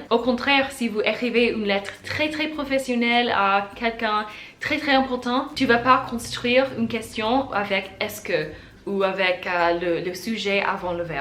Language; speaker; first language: French; non-native, learner; English